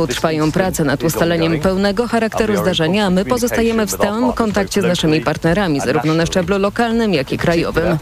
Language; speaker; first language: Polish; native; Polish